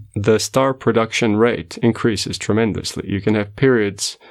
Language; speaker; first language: English; non-native, fluent; Portuguese